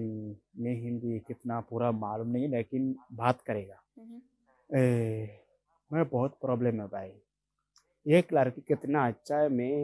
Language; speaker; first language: Hindi; non-native, learner; Oromo